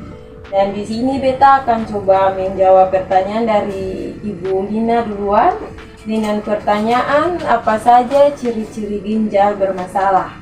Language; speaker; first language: Indonesian; non-native, local second language; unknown